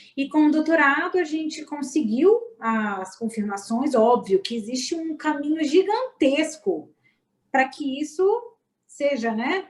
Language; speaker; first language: Portuguese; native; Portuguese